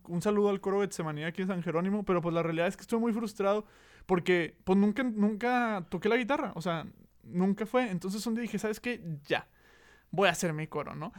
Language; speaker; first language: Spanish; native; Spanish